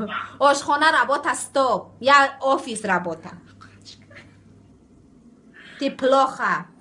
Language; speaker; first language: Russian; non-native, learner; Tajik